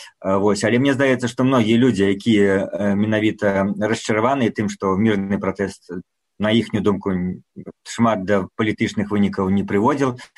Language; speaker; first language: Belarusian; non-native, local second language; Russian